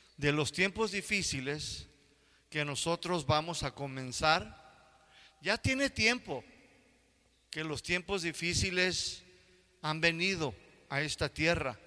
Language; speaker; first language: Spanish; early bilingual, heritage; Spanish